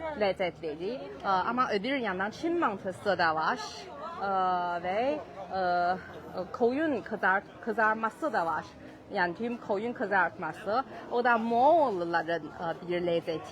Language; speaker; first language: Turkish; non-native, learner; Chinese